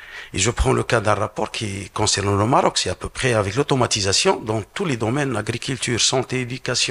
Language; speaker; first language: French; non-native, local second language; Arabic